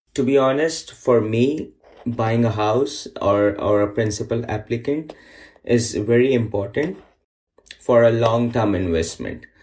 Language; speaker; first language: English; non-native, local second language; Urdu